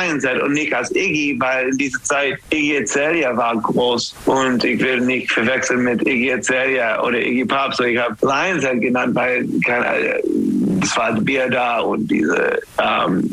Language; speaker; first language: German; non-native, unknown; English